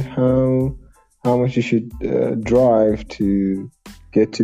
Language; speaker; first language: English; non-native, learner; Persian